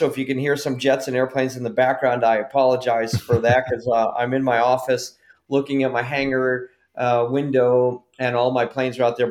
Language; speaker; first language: English; native; English